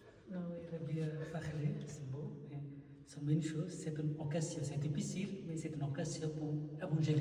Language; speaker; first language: French; non-native, fluent; Bangla